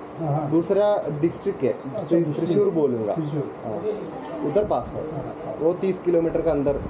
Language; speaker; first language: Hindi; non-native, local second language; Malayalam